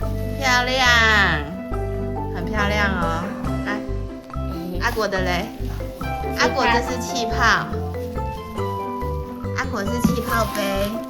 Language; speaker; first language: Chinese; native; Chinese